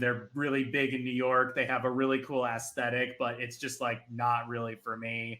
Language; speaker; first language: English; native; English